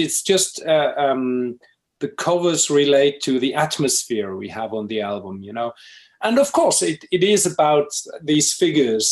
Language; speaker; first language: English; non-native, fluent; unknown